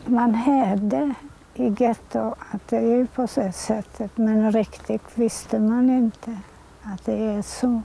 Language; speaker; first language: Swedish; non-native, fluent; Polish